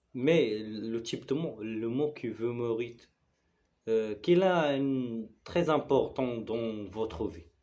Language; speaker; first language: French; non-native, learner; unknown